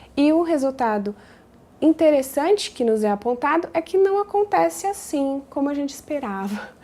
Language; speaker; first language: Portuguese; native; Portuguese